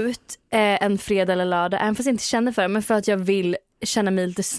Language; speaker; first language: Swedish; native; Swedish